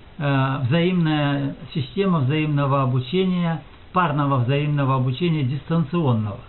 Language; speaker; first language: Russian; native; Russian